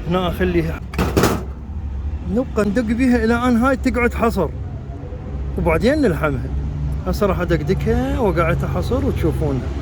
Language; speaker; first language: Arabic; native; Arabic